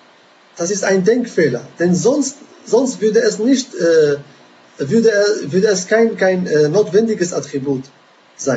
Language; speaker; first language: German; non-native, fluent; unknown